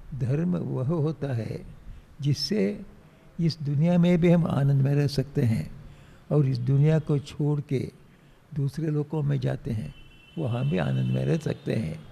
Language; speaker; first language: Hindi; non-native, local second language; Tamil